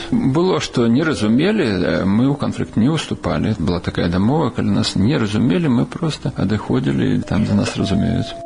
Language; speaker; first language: Belarusian; native; Belarusian